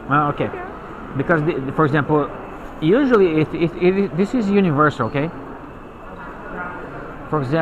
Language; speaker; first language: English; non-native, fluent; Portuguese